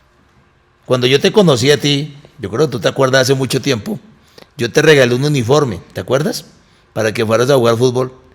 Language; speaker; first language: Spanish; native; Spanish